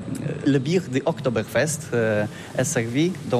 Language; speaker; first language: French; non-native, learner; Polish